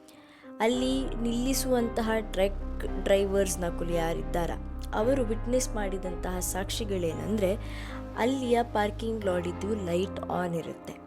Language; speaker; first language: Kannada; native; Kannada